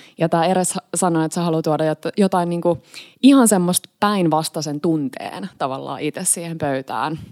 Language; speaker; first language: Finnish; native; Finnish